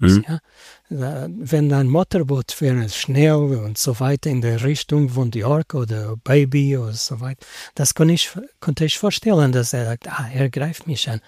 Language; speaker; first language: German; non-native, learner; Portuguese